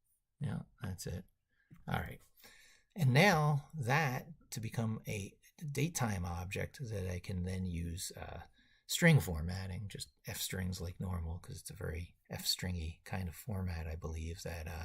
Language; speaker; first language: English; native; English